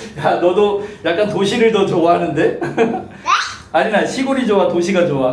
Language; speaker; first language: Korean; native; Korean